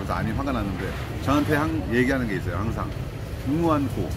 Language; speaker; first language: Korean; native; Korean